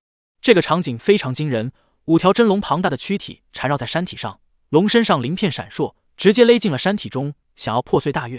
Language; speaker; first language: Chinese; native; Chinese